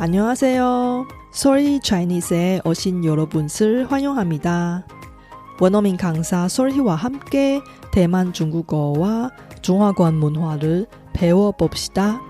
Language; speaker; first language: Korean; non-native, fluent; Chinese